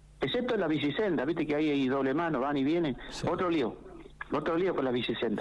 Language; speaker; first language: Spanish; native; Spanish